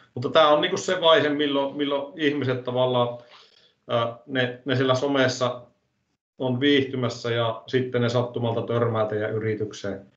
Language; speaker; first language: Finnish; native; Finnish